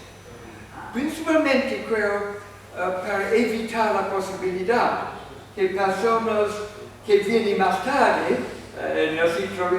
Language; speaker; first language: Spanish; non-native, fluent; English